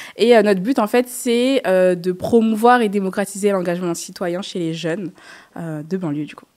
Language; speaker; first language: French; native; French